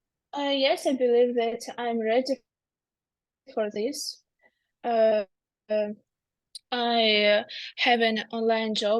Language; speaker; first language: English; non-native, learner; Russian